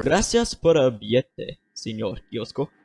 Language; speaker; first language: Spanish; non-native, learner; English